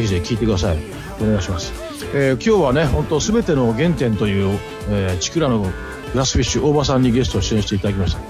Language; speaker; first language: Japanese; native; Japanese